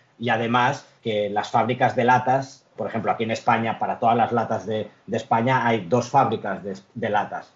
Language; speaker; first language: Spanish; early bilingual, other home language; Arabic